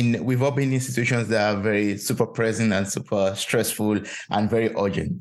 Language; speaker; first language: English; non-native, local second language; Yoruba